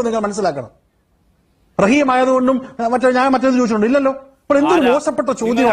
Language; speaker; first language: Malayalam; native; Malayalam